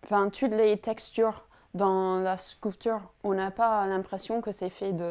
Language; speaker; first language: French; non-native, fluent; English